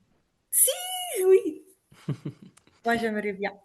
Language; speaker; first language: French; non-native, fluent; Italian